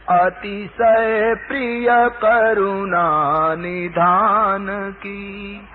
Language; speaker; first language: Hindi; non-native, local second language; Gujarati